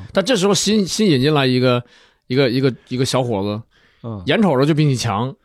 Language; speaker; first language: Chinese; native; Chinese